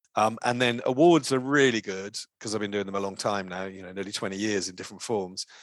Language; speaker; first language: English; native; English